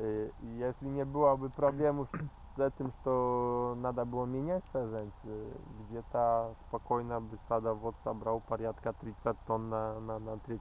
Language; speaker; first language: Russian; non-native, fluent; Polish